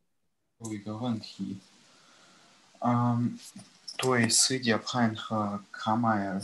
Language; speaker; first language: Chinese; non-native, learner; Russian